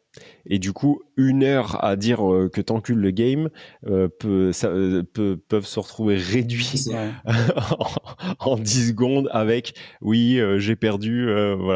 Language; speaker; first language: French; native; French